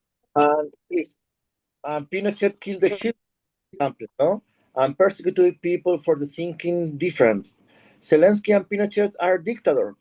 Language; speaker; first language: English; non-native, learner; Spanish